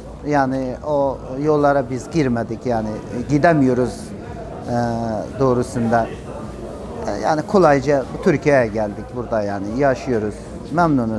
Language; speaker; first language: Turkish; non-native, learner; Persian